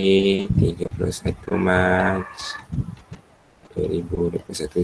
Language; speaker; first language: Malay; native; Malay